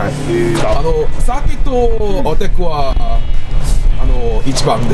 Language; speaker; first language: Japanese; non-native, learner; Korean